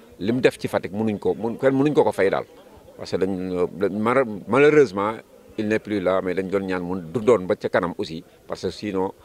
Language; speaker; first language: Wolof; native; Wolof